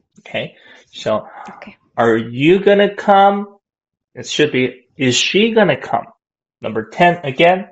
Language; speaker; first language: English; non-native, fluent; Korean